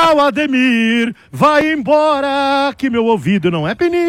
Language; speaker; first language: Portuguese; native; Portuguese